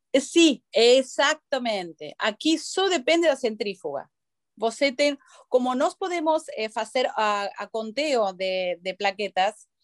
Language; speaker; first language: Portuguese; non-native, learner; Spanish